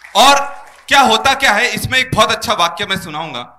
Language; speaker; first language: Hindi; native; Hindi